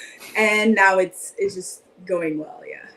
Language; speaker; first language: English; non-native, fluent; French